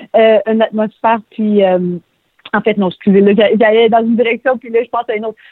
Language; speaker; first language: French; native; French